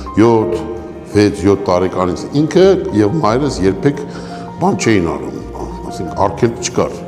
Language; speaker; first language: Armenian; native; Armenian